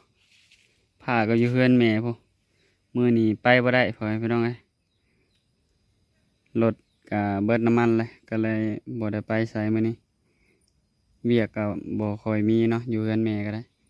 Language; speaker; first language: Thai; non-native, local second language; Lao